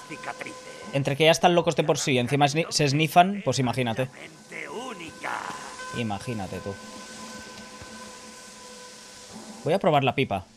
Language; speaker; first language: Spanish; native; Spanish